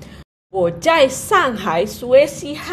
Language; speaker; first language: Chinese; non-native, fluent; Indonesian